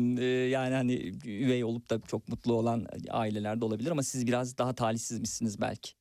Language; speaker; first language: Turkish; native; Turkish